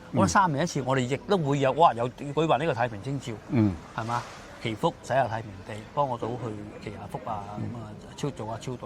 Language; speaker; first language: Cantonese; native; Cantonese